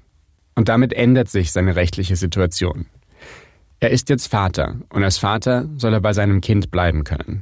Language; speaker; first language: German; native; German